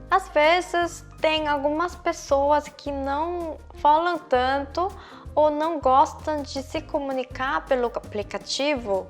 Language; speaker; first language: Portuguese; non-native, fluent; Korean